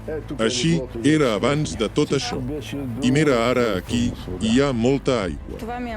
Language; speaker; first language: Catalan; non-native, local second language; French